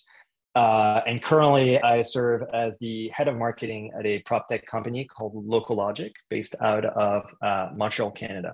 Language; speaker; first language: English; non-native, fluent; French